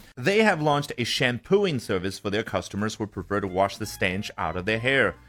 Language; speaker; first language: English; non-native, fluent; Chinese